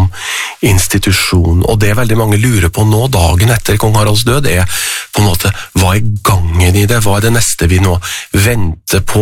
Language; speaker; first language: Norwegian; native; Norwegian